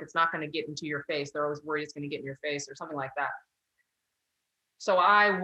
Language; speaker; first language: English; native; English